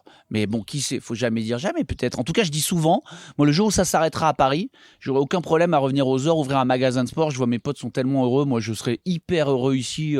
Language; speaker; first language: French; native; French